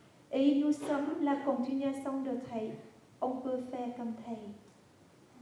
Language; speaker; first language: French; non-native, fluent; Vietnamese